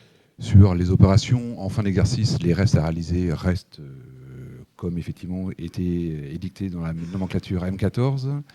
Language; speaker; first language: French; native; French